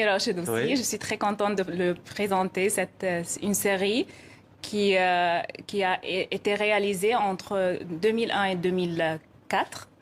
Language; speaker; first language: French; non-native, fluent; Arabic